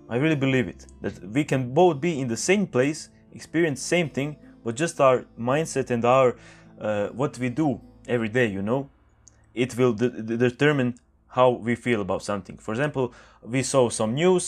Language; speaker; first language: English; non-native, fluent; Croatian